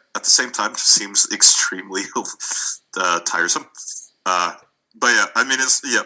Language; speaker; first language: English; non-native, fluent; Russian